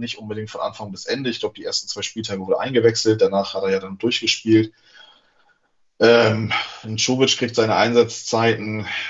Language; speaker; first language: German; native; German